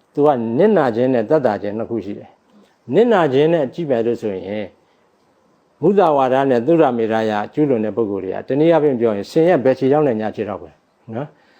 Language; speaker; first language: Burmese; native; Burmese